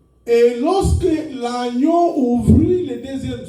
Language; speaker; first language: French; non-native, local second language; Lingala